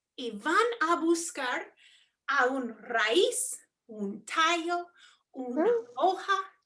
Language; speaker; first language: Spanish; non-native, fluent; English